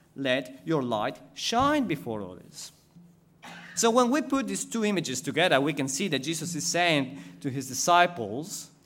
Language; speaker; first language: English; non-native, fluent; Spanish